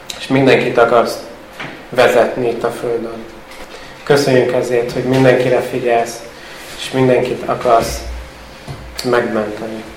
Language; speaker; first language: Hungarian; early bilingual, heritage; Hungarian